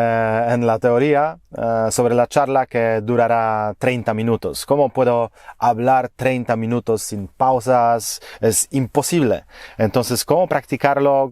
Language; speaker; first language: Spanish; non-native, fluent; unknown